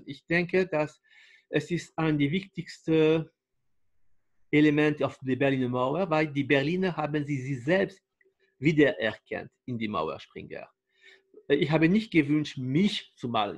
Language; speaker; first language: German; non-native, fluent; French